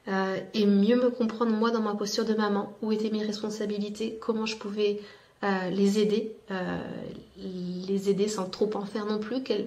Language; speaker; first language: French; native; French